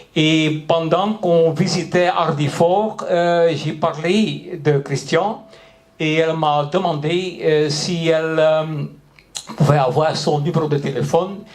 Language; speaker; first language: French; non-native, local second language; Dutch